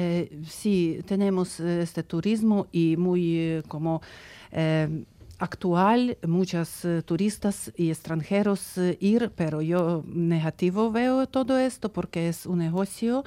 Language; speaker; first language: Spanish; non-native, learner; Ukrainian